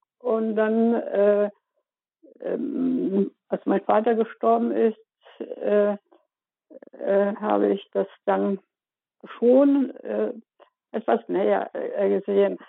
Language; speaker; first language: German; early bilingual, other home language; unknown